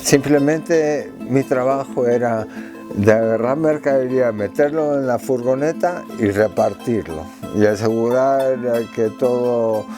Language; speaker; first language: Spanish; early bilingual, heritage; Spanish